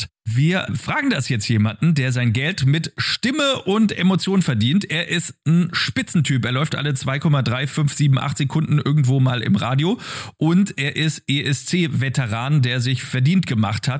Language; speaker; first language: German; native; German